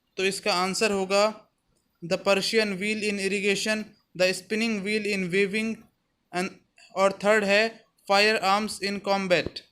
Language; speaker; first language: Hindi; native; Hindi